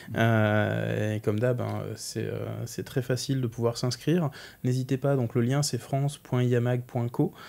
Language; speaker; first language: French; native; French